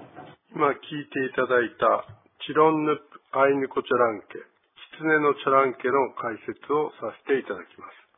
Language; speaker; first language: Japanese; native; Japanese